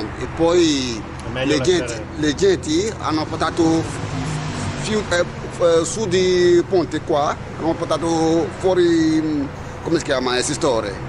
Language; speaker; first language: Italian; non-native, learner; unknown